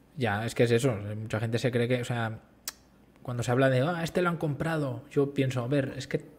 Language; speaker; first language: Spanish; native; Spanish